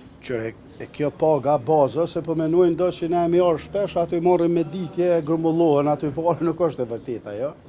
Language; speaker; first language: Albanian; native; Albanian